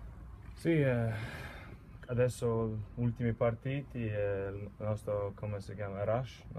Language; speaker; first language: Italian; non-native, learner; Latvian